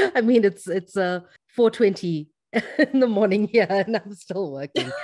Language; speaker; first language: English; native; English